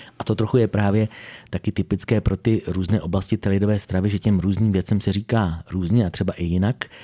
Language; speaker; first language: Czech; native; Czech